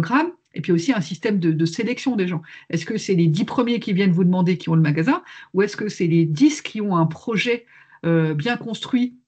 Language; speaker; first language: French; native; French